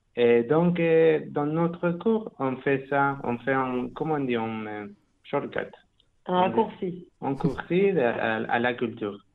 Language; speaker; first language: French; non-native, learner; Spanish